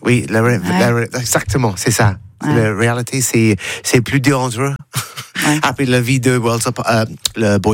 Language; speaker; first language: French; non-native, learner; English